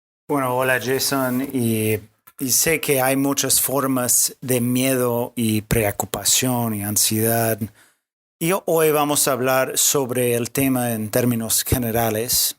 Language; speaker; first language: Spanish; non-native, fluent; English